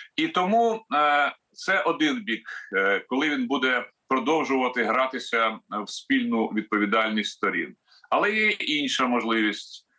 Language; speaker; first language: Ukrainian; native; Ukrainian